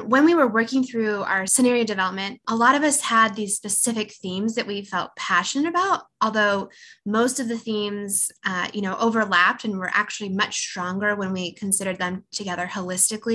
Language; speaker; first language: English; native; English